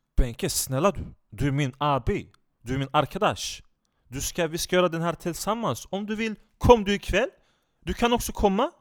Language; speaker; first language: Swedish; non-native, fluent; Turkish